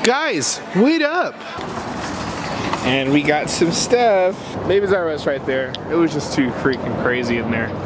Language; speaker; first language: English; native; English